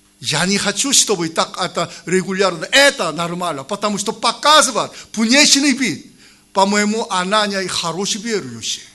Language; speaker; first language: Russian; non-native, learner; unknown